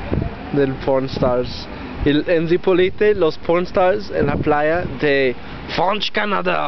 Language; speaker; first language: Spanish; non-native, learner; English